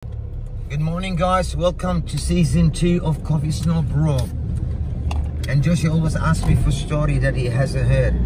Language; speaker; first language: English; non-native, fluent; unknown